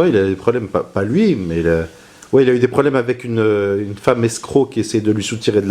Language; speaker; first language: French; native; French